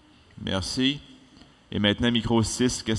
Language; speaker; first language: French; native; French